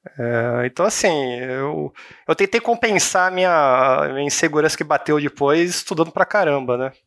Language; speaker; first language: Portuguese; native; Portuguese